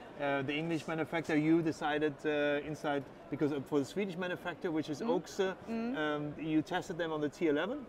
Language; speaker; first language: English; non-native, fluent; German